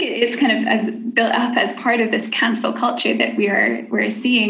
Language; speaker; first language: English; native; English